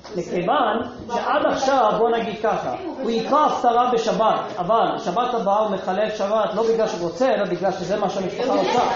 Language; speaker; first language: Hebrew; non-native, fluent; English